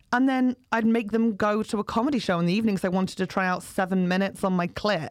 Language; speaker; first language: English; native; English